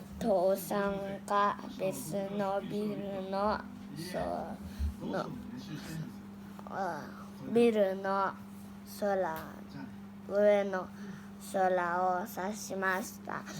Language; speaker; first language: Japanese; non-native, learner; Thai